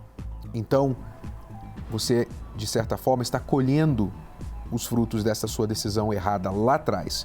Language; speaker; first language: Portuguese; native; Portuguese